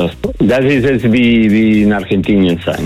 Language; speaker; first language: German; non-native, fluent; Spanish